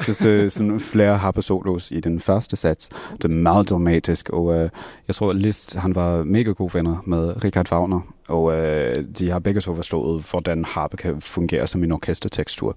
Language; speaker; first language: Danish; non-native, fluent; English